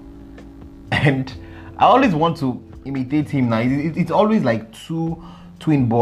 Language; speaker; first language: English; non-native, local second language; Yoruba